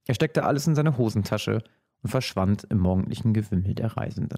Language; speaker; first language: German; native; German